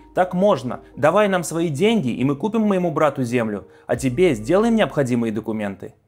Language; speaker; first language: Russian; native; Russian